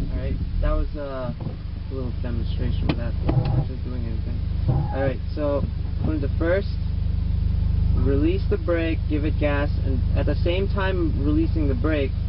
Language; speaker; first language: English; native; English